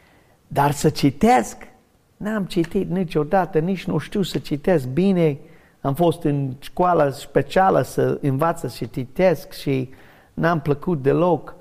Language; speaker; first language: Romanian; non-native, learner; English